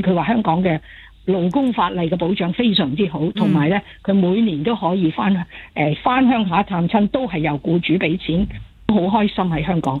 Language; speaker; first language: Cantonese; native; Cantonese